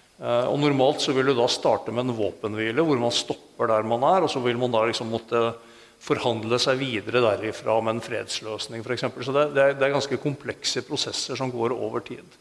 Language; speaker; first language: Norwegian; native; Norwegian